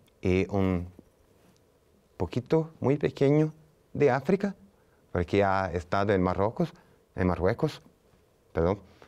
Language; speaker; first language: Spanish; non-native, fluent; Portuguese